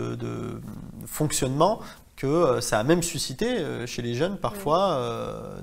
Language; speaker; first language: French; native; French